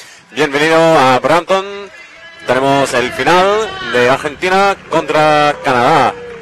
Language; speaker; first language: Spanish; non-native, learner; English